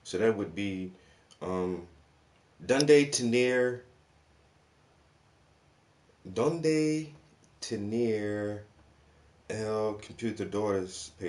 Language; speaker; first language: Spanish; non-native, learner; English